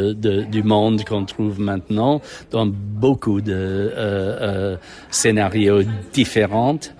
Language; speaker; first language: French; non-native, fluent; English